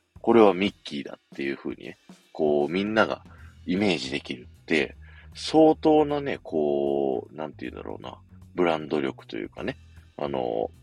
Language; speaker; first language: Japanese; native; Japanese